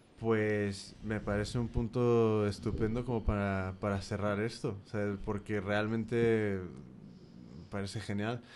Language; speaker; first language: Spanish; early bilingual, heritage; Spanish